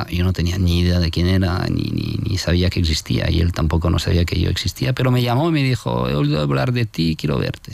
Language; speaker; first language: Spanish; non-native, fluent; French